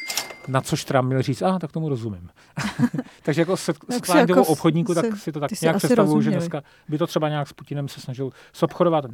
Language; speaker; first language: Czech; native; Czech